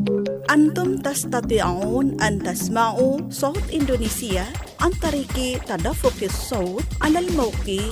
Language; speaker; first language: Arabic; non-native, fluent; Indonesian